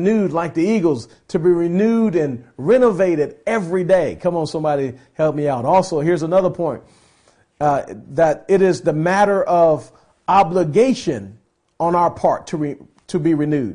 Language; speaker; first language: English; native; English